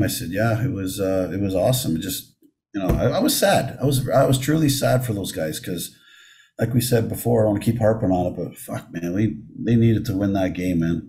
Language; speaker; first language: English; native; English